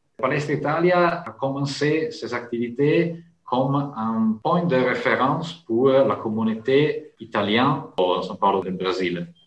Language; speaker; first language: French; non-native, fluent; Italian